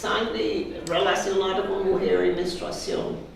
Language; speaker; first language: Spanish; non-native, fluent; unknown